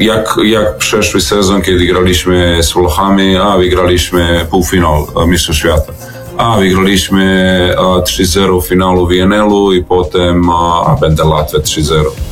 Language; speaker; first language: Polish; non-native, learner; Serbian